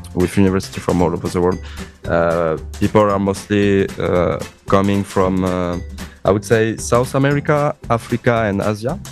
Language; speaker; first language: English; non-native, fluent; French